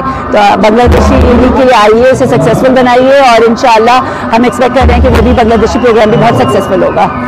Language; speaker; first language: Hindi; non-native, fluent; Bangla